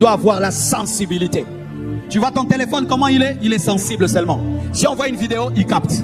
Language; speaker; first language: French; non-native, local second language; Lingala